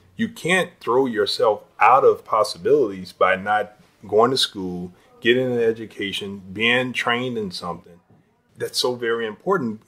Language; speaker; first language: English; native; English